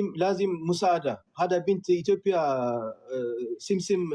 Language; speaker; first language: Arabic; non-native, learner; Amharic